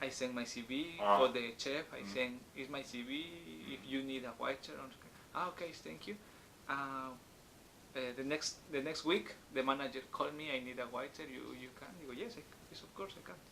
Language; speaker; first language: English; non-native, learner; Spanish